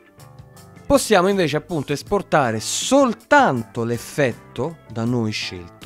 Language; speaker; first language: Italian; native; Italian